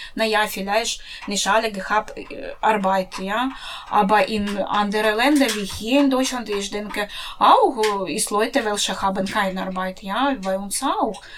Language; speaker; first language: German; non-native, learner; Russian